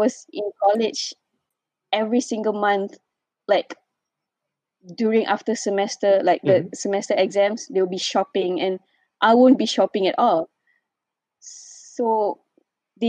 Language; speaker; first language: English; non-native, local second language; Malay